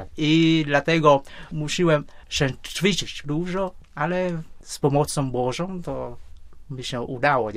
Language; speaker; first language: Polish; non-native, fluent; Vietnamese